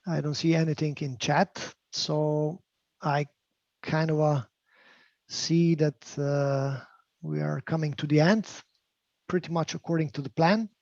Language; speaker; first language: English; non-native, fluent; Slovenian